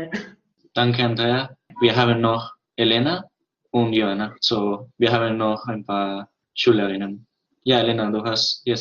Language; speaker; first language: German; non-native, learner; Spanish